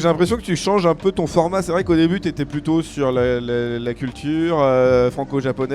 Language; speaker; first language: French; native; French